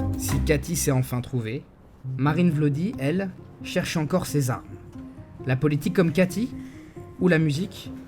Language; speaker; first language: French; native; French